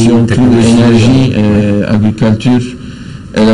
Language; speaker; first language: French; non-native, fluent; Turkish